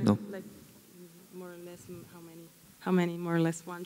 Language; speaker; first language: English; non-native, fluent; Italian